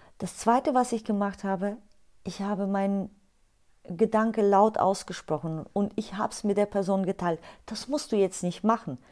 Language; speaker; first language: German; non-native, fluent; Bulgarian